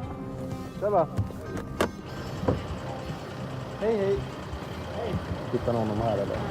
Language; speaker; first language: Swedish; native; Swedish